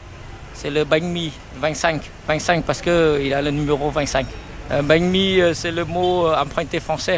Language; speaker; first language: French; non-native, fluent; Vietnamese